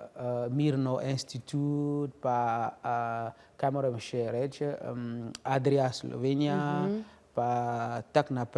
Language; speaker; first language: Slovenian; non-native, learner; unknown